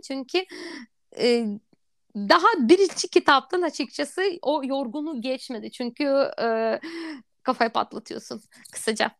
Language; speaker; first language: Turkish; non-native, fluent; Russian